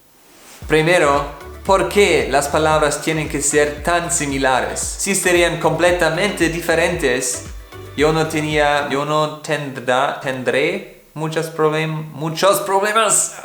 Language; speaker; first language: Spanish; non-native, fluent; German